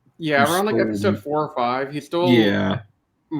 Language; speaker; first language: English; native; English